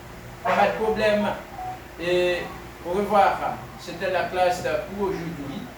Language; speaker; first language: French; non-native, fluent; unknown